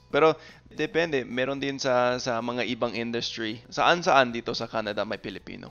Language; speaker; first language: Filipino; non-native, fluent; English